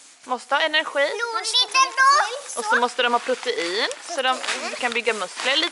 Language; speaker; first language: Swedish; native; Swedish